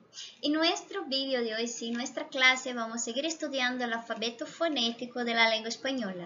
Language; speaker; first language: Spanish; non-native, fluent; Portuguese